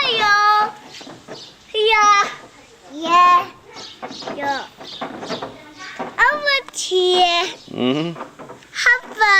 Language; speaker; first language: Korean; early bilingual, heritage; Korean